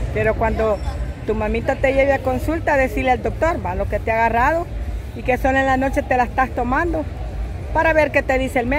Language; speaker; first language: Spanish; native; Spanish